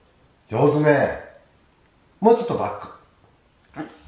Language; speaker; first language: Japanese; native; Japanese